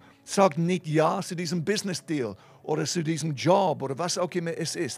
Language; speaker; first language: German; non-native, fluent; English